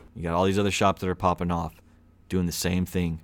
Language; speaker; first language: English; native; English